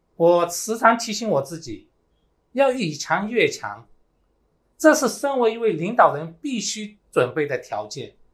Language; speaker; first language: Chinese; early bilingual, heritage; Chinese